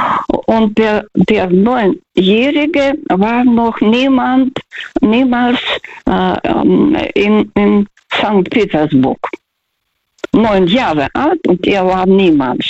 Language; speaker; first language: German; non-native, learner; Russian